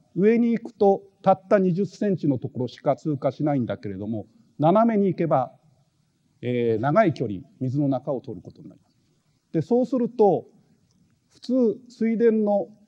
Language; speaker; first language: Japanese; native; Japanese